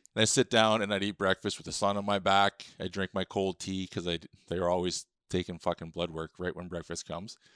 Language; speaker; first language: English; native; English